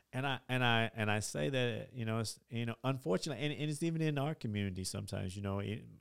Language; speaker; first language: English; native; English